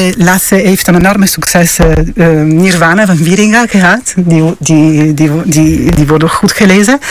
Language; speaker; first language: Dutch; non-native, fluent; Italian